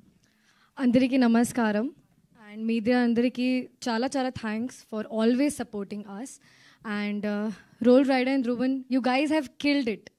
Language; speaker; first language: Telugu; non-native, learner; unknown